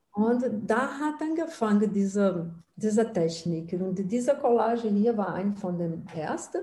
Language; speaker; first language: German; non-native, fluent; Portuguese